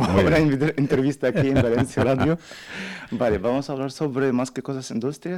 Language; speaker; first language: Spanish; non-native, learner; Arabic